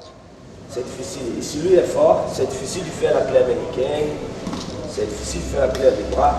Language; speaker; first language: French; non-native, learner; Portuguese